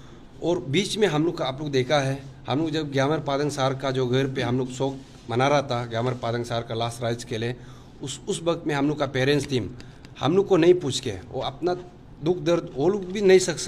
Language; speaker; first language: Hindi; non-native, local second language; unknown